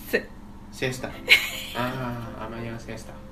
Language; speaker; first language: Portuguese; non-native, learner; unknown